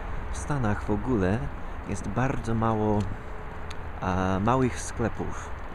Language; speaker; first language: Polish; non-native, fluent; English